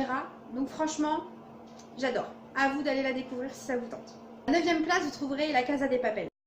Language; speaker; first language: French; native; French